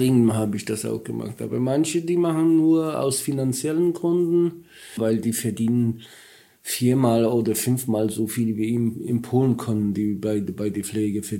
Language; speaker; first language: German; non-native, learner; Polish